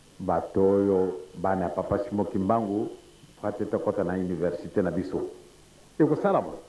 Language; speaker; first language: Lingala; non-native, local second language; Kongo